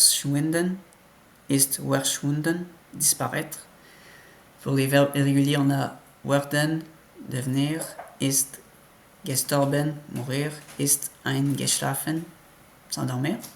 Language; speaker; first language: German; non-native, learner; French